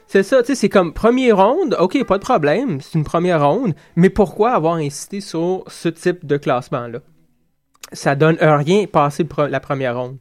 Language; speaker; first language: French; native; French